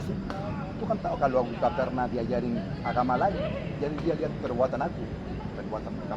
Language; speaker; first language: Indonesian; non-native, fluent; Spanish